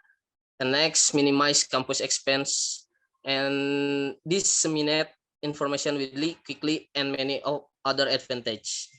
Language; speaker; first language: English; non-native, learner; Indonesian